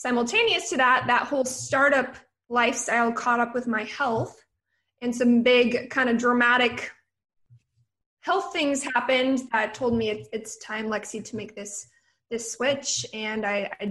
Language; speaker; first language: English; native; English